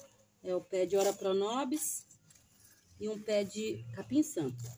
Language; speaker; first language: Portuguese; native; Portuguese